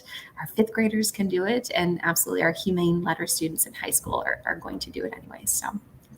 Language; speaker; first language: English; native; English